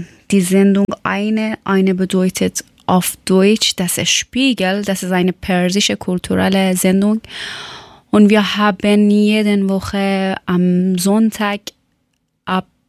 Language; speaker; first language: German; non-native, learner; Persian